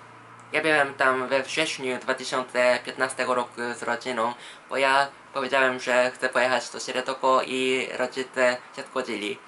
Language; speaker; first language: Polish; non-native, fluent; Japanese